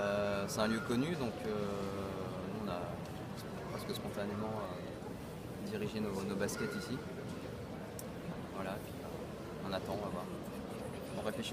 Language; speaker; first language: French; native; French